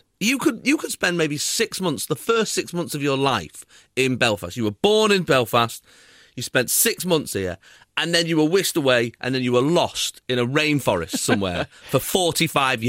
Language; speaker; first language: English; native; English